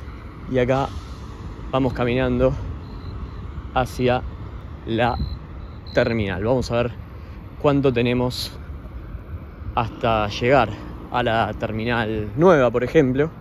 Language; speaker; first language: Spanish; native; Spanish